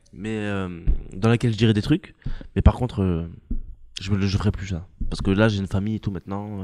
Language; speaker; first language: French; early bilingual, other home language; Arabic